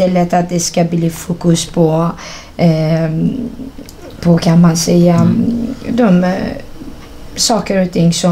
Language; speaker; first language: Swedish; non-native, fluent; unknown